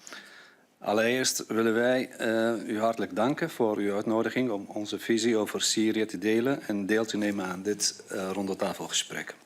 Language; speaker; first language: Dutch; non-native, fluent; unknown